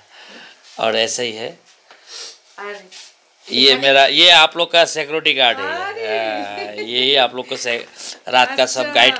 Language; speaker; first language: Hindi; non-native, local second language; Nepali